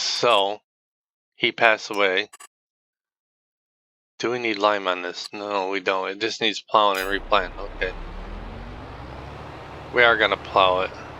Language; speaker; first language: English; native; English